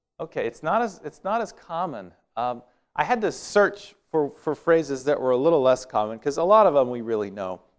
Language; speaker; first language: English; native; English